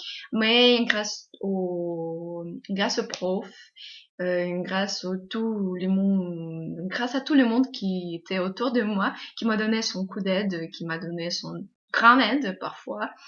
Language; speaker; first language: French; non-native, fluent; Russian